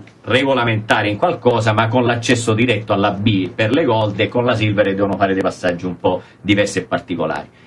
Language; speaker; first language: Italian; native; Italian